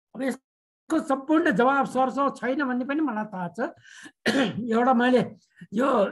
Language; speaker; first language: Nepali; native; Nepali